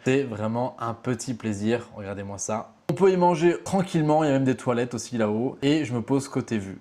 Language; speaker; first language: French; native; French